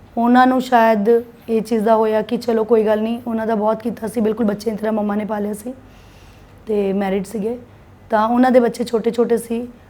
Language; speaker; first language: Punjabi; non-native, local second language; Hindi